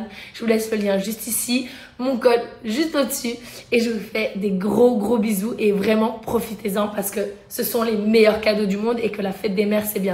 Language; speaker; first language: French; native; French